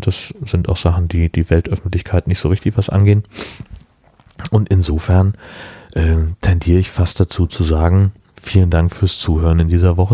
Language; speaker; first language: German; native; German